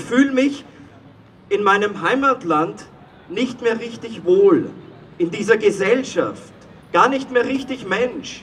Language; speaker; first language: German; native; German